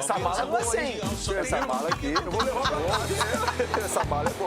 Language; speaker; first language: Portuguese; native; Portuguese